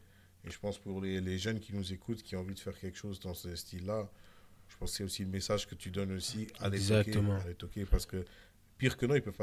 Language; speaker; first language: French; native; French